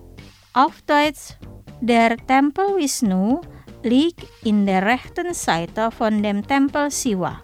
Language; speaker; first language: German; non-native, fluent; Indonesian